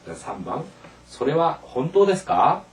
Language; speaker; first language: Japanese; non-native, fluent; Korean